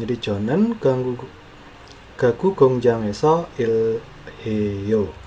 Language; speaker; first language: Korean; non-native, fluent; Indonesian